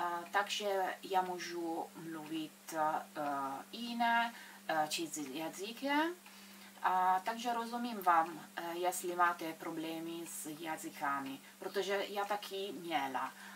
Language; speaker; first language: Czech; non-native, learner; Italian